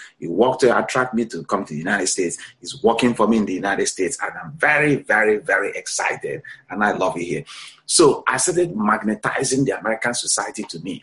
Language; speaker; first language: English; non-native, local second language; Igbo